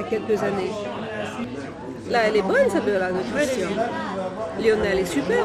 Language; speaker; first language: French; native; French